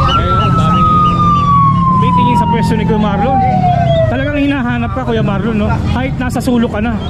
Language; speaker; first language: Filipino; native; Filipino